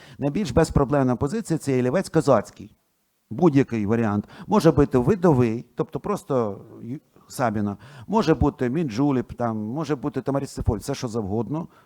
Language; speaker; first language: Ukrainian; non-native, local second language; Russian